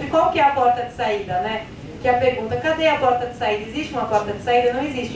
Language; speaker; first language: Portuguese; native; Portuguese